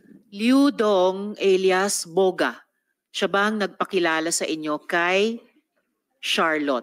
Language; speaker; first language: Filipino; native; Filipino